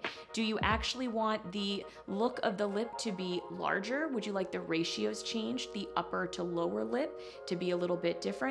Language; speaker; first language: English; native; English